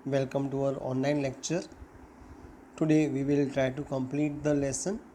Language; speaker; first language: English; non-native, local second language; Gujarati